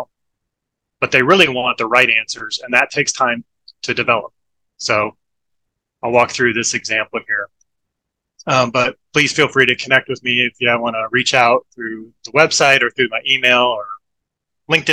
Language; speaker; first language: English; native; English